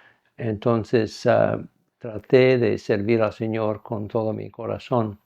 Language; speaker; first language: Spanish; non-native, fluent; English